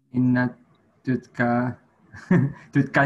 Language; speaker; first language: Finnish; non-native, learner; Spanish